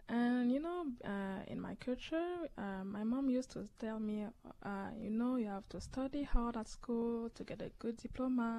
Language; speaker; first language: English; native; English